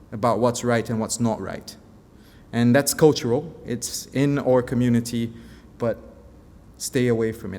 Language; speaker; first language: English; non-native, fluent; Portuguese